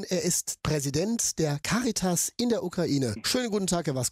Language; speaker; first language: German; native; German